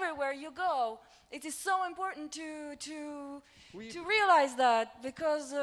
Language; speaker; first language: English; non-native, fluent; Romanian